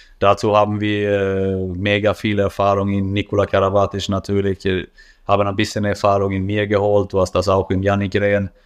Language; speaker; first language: German; non-native, fluent; Swedish